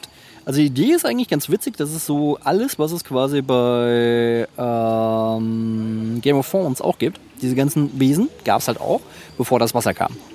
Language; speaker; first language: German; native; German